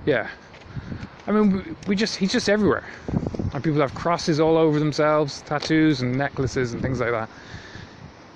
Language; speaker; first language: English; native; English